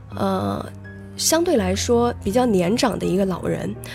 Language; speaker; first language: Chinese; native; Chinese